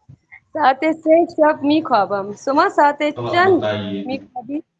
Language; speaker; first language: Persian; non-native, learner; Urdu